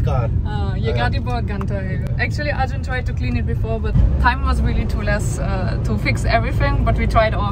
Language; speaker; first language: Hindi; non-native, learner; German